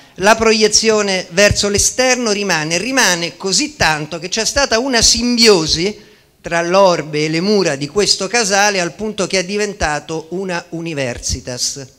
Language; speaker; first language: Italian; native; Italian